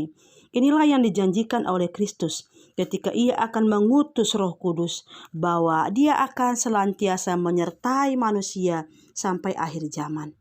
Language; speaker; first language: Indonesian; native; Indonesian